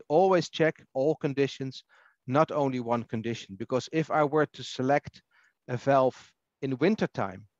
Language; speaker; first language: English; non-native, fluent; Dutch